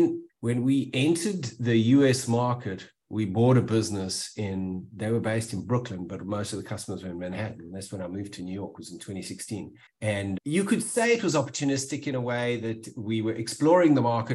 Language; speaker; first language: English; native; English